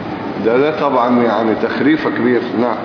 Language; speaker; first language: Arabic; native; Arabic